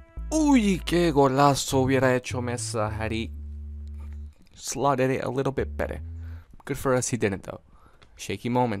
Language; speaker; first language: English; early bilingual, other home language; Spanish